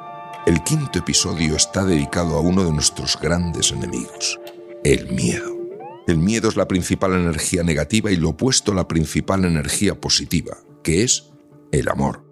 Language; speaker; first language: Spanish; native; Spanish